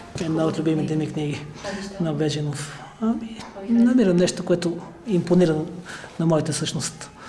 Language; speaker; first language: Bulgarian; native; Bulgarian